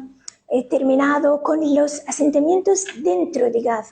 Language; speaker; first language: Spanish; non-native, fluent; Arabic